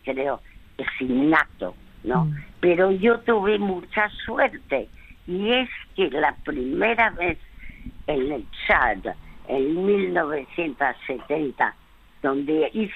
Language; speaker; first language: Spanish; early bilingual, other home language; French